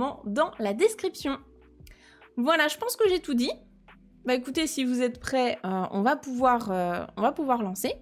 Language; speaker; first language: French; native; French